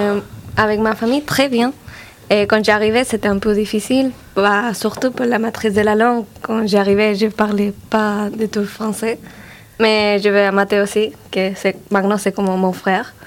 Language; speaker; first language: French; non-native, learner; Spanish